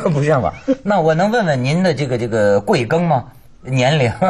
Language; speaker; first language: Chinese; native; Chinese